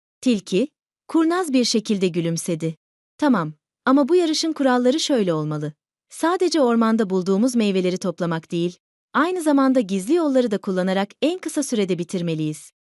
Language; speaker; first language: Turkish; native; Turkish